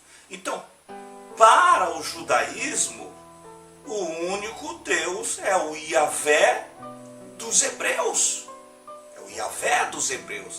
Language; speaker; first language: Portuguese; native; Portuguese